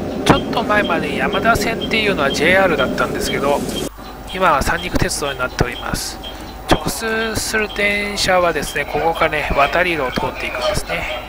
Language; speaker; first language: Japanese; native; Japanese